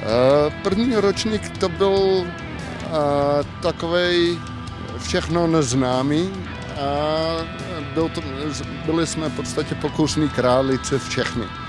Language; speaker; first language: Czech; non-native, fluent; Dutch